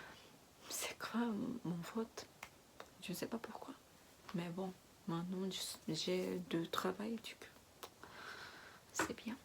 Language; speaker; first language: French; non-native, learner; Japanese